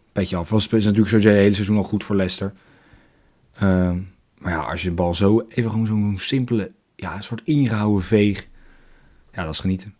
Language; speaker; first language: Dutch; native; Dutch